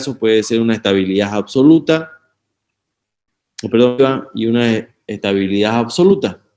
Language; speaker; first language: Spanish; native; Spanish